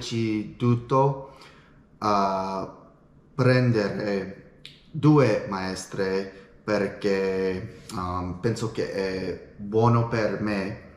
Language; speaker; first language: Italian; non-native, learner; English